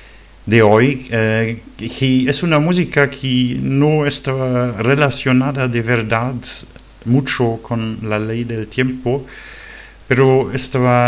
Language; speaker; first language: Spanish; non-native, fluent; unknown